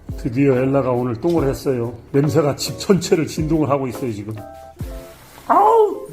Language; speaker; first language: Korean; native; Korean